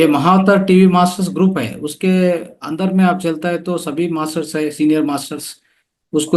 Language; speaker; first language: Hindi; non-native, local second language; Telugu